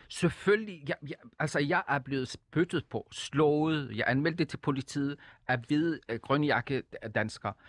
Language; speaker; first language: Danish; non-native, fluent; Arabic